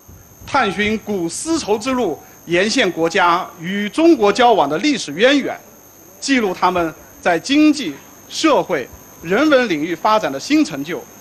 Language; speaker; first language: Chinese; native; Chinese